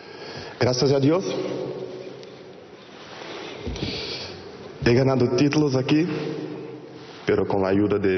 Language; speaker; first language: Spanish; non-native, fluent; Portuguese